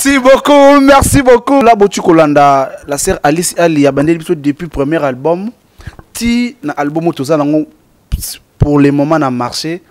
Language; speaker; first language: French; non-native, local second language; Lingala